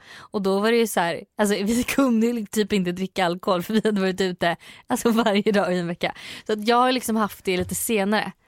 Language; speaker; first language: Swedish; native; Swedish